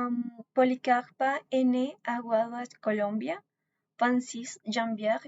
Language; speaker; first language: French; non-native, learner; Spanish